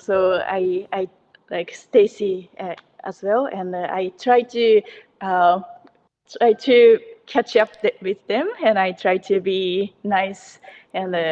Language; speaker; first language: English; non-native, learner; Japanese